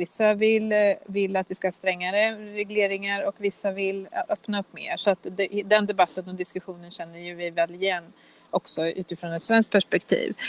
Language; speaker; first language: Swedish; native; Swedish